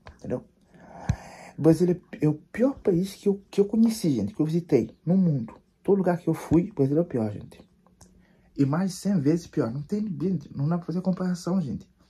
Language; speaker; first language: Portuguese; non-native, local second language; Kabuverdianu